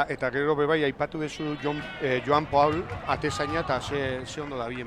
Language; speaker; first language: Basque; native; Basque